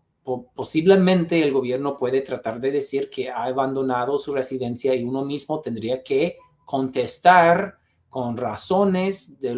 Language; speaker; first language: Spanish; non-native, fluent; English